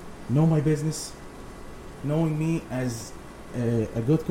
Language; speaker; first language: English; non-native, learner; Arabic